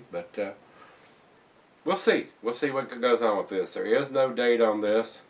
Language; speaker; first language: English; native; English